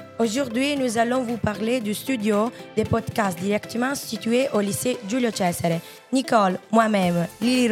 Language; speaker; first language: French; non-native, learner; Italian